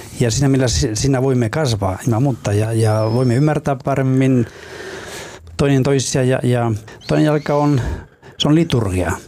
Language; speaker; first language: Finnish; non-native, fluent; Spanish